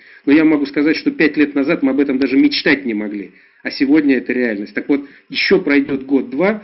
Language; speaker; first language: Russian; native; Russian